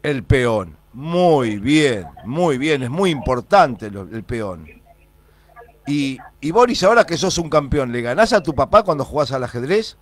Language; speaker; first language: Spanish; native; Spanish